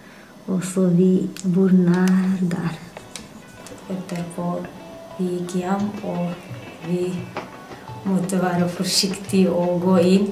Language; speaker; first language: Norwegian; non-native, learner; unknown